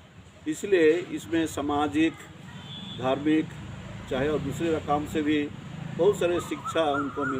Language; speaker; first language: Hindi; non-native, local second language; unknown